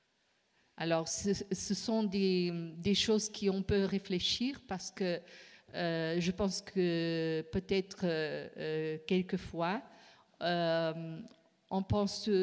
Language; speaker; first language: French; non-native, fluent; Portuguese